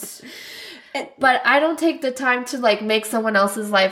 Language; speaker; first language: English; non-native, fluent; Spanish